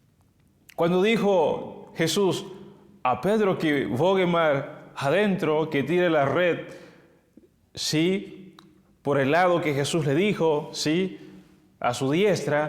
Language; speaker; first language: Spanish; native; Spanish